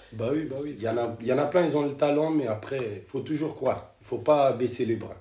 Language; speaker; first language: French; non-native, fluent; Kabuverdianu